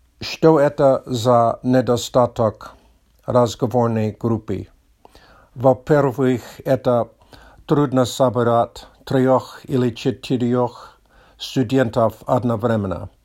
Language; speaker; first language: Russian; non-native, learner; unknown